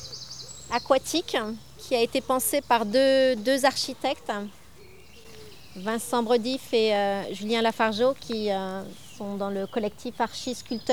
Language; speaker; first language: French; native; French